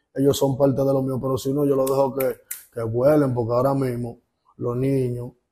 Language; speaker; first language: Spanish; native; Spanish